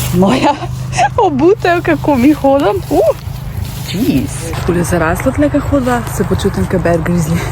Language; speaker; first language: Slovenian; early bilingual, other home language; Serbian